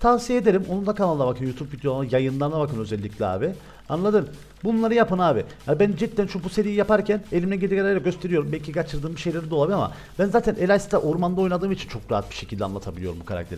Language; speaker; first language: Turkish; native; Turkish